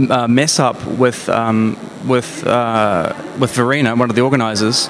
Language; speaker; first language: English; native; English